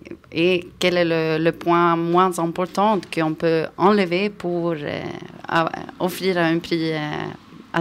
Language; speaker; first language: French; non-native, fluent; Swedish